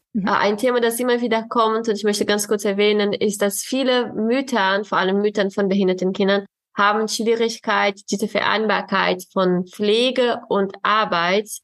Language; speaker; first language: German; non-native, fluent; Portuguese